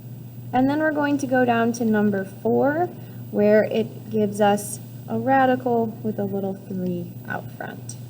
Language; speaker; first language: English; native; English